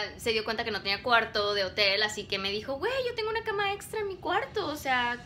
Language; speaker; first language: Spanish; early bilingual, heritage; Spanish